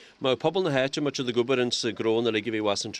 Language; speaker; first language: Irish; native; Irish